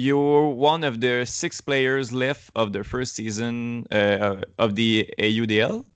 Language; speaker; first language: English; non-native, learner; French